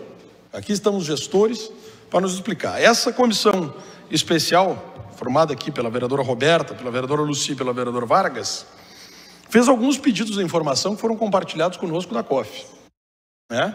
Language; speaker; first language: Portuguese; native; Portuguese